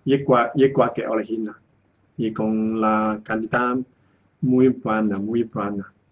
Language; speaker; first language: Spanish; non-native, learner; Chinese